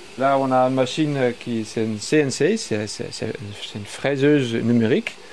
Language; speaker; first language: French; non-native, fluent; Dutch